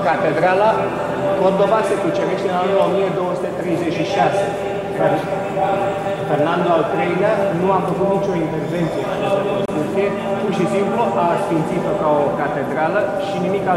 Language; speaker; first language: Romanian; native; Romanian